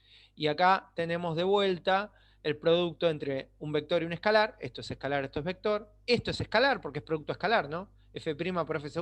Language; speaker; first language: Spanish; native; Spanish